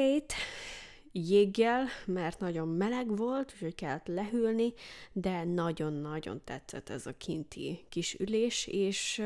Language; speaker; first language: Hungarian; early bilingual, heritage; English